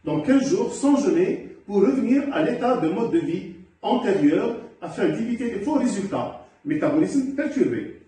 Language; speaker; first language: French; non-native, local second language; Arabic